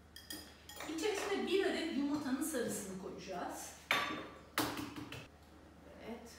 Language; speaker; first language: Turkish; native; Turkish